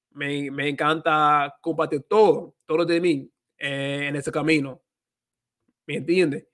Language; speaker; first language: Spanish; non-native, fluent; English